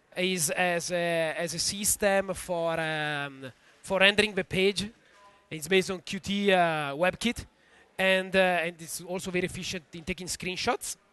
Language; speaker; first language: English; non-native, fluent; Italian